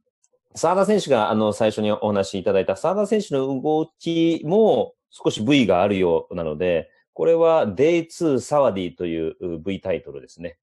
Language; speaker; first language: Japanese; native; Japanese